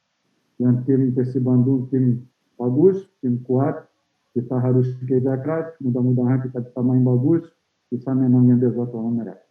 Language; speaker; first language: Indonesian; non-native, fluent; Portuguese